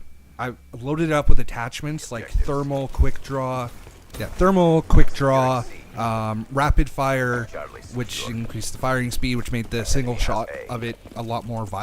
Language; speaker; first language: English; native; English